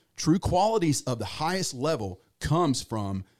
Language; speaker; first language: English; native; English